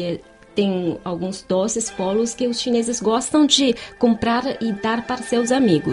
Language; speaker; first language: Portuguese; non-native, fluent; Chinese